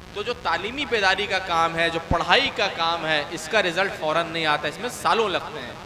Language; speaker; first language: Hindi; native; Hindi